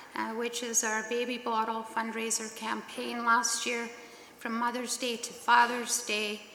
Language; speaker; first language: English; native; English